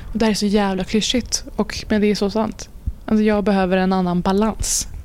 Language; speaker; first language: Swedish; early bilingual, other home language; Persian